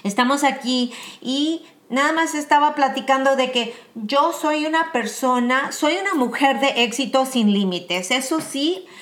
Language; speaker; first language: Spanish; early bilingual, heritage; Spanish